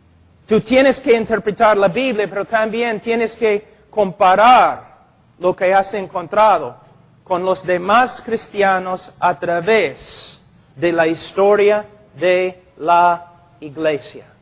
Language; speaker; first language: Spanish; non-native, fluent; English